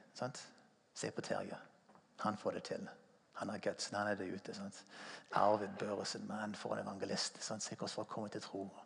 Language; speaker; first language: Norwegian; non-native, fluent; English